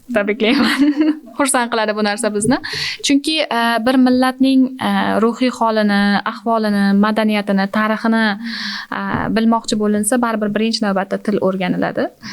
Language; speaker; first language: Uzbek; native; Uzbek